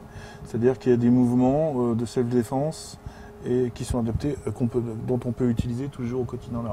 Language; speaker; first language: French; native; French